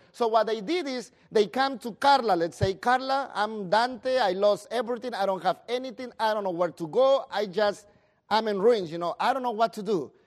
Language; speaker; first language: English; non-native, fluent; Spanish